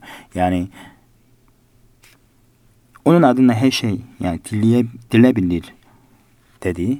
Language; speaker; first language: Turkish; non-native, fluent; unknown